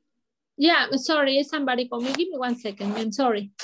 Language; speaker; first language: English; non-native, learner; Spanish